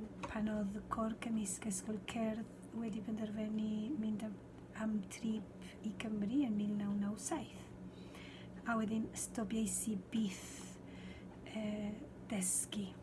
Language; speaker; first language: Welsh; non-native, fluent; Spanish